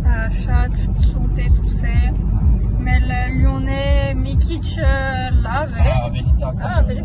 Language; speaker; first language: Armenian; early bilingual, heritage; Armenian